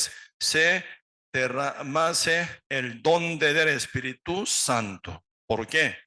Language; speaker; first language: Spanish; non-native, learner; Korean